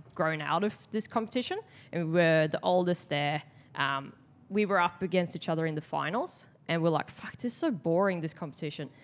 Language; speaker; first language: English; non-native, fluent; Swedish